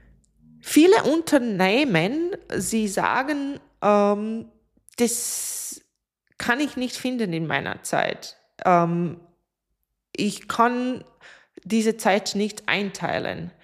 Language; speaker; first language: German; non-native, fluent; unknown